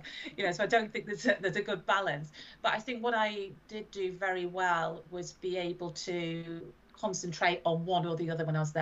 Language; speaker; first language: English; native; English